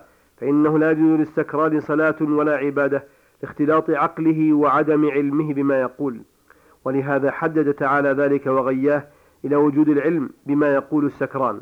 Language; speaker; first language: Arabic; native; Arabic